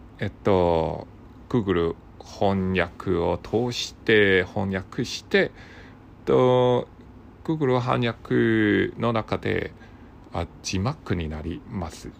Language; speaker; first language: Japanese; non-native, learner; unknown